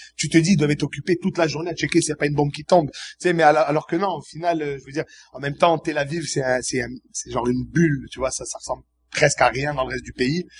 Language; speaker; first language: French; early bilingual, other home language; Arabic